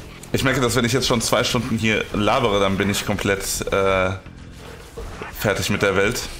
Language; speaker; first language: German; native; German